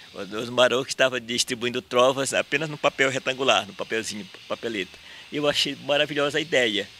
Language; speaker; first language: Portuguese; native; Portuguese